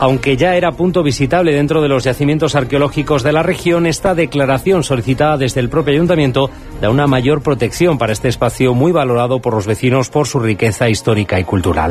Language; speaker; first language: Spanish; native; Spanish